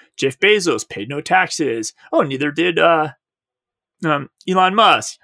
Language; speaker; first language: English; native; English